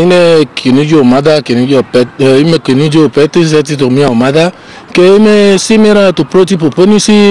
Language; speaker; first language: Greek; non-native, learner; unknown